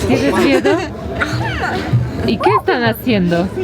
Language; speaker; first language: Spanish; non-native, fluent; Polish